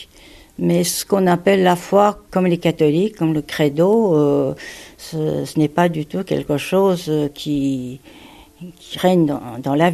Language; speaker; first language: French; non-native, fluent; Japanese